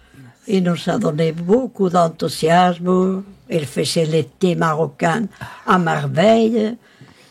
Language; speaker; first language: French; non-native, local second language; Spanish